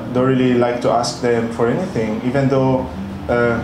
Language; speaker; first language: English; non-native, fluent; Arabic